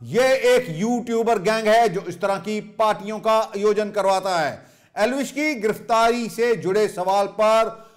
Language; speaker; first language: Hindi; native; Hindi